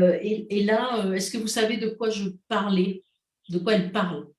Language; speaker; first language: French; native; French